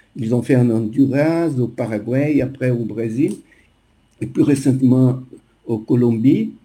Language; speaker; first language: French; non-native, fluent; Portuguese